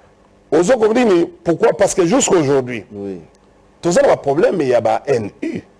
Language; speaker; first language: French; non-native, local second language; Lingala